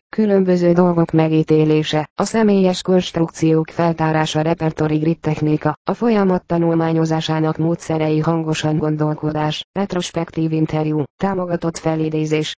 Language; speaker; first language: Hungarian; native; Hungarian